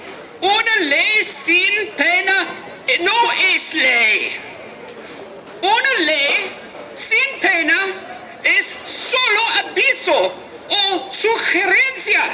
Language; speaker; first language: Spanish; non-native, learner; English